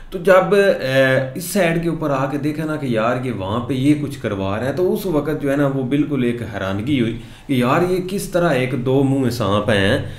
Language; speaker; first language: Urdu; non-native, local second language; Punjabi